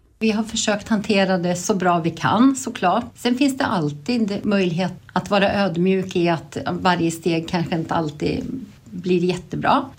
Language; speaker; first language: Swedish; native; Swedish